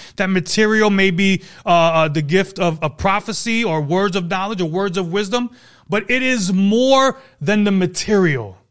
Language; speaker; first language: English; native; English